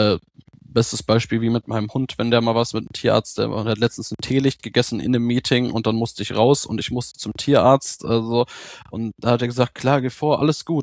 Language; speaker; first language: German; native; German